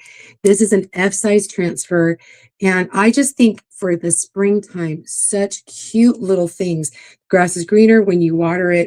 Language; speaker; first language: English; native; English